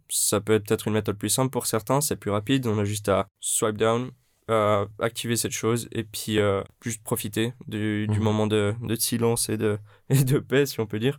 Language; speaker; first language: French; native; French